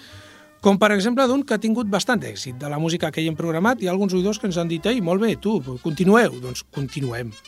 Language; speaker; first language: Catalan; native; Catalan